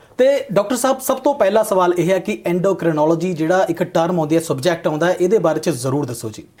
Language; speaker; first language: Punjabi; native; Punjabi